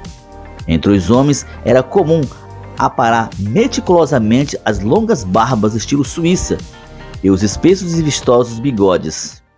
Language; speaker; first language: Portuguese; native; Portuguese